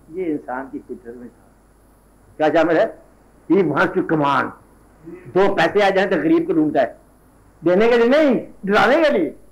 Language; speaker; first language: Urdu; non-native, local second language; Punjabi